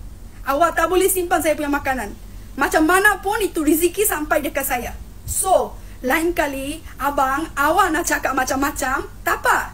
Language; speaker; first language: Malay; non-native, fluent; Bangla